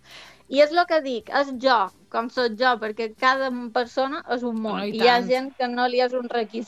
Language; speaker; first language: Catalan; native; Catalan